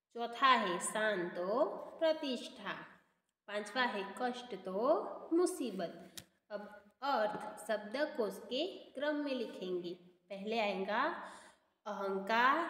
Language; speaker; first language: Hindi; non-native, local second language; Gujarati